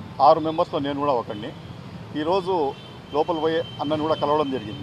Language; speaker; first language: Telugu; native; Telugu